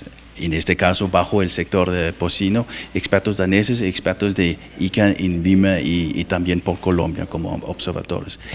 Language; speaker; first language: Spanish; non-native, fluent; Danish